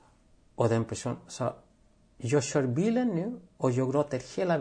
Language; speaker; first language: Swedish; non-native, fluent; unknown